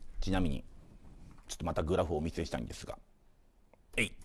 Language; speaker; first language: Japanese; native; Japanese